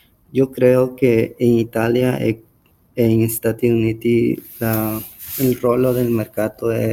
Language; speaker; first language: Italian; non-native, learner; English